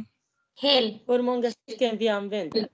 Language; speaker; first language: Swedish; non-native, learner; Arabic